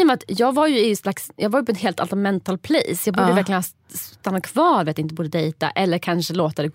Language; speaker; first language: Swedish; native; Swedish